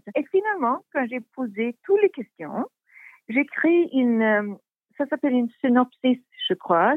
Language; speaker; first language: French; non-native, fluent; Swedish